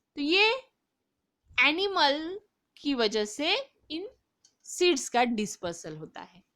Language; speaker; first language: Hindi; non-native, local second language; Marathi